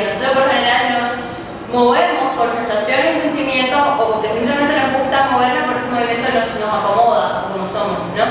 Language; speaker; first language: Spanish; native; Spanish